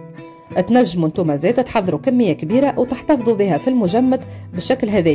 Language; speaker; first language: Arabic; native; Arabic